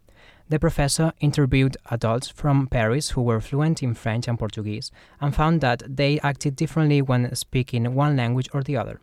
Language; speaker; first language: English; non-native, fluent; Spanish